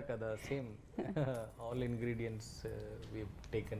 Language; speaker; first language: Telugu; non-native, learner; Tamil